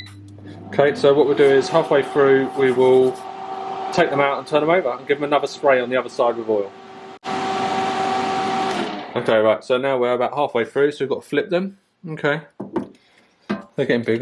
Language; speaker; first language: English; native; English